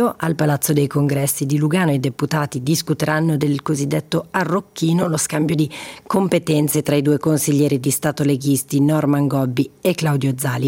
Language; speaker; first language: Italian; native; Italian